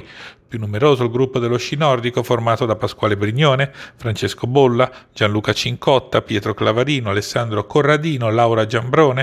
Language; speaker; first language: Italian; native; Italian